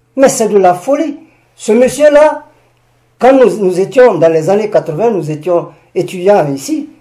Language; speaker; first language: French; non-native, local second language; Susu